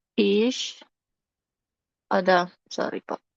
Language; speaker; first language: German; non-native, fluent; Filipino